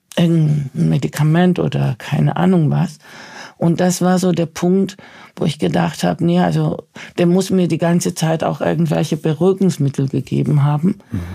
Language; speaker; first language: German; early bilingual, other home language; Turkish